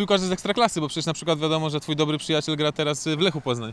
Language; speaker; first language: Polish; native; Polish